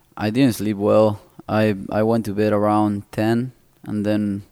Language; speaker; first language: English; non-native, fluent; Spanish